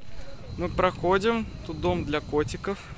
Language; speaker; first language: Russian; early bilingual, heritage; Russian